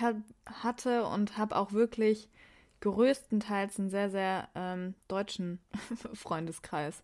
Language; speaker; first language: German; early bilingual, other home language; Persian